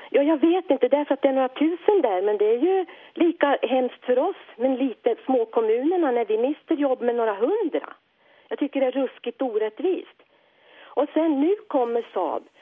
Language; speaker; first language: Swedish; native; Swedish